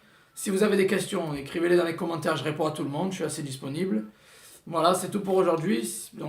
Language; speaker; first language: French; native; French